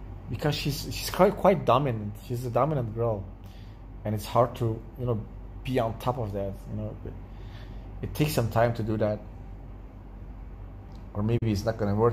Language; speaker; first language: English; non-native, fluent; Dutch